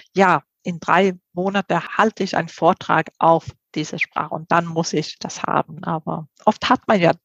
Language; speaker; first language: German; non-native, fluent; Swedish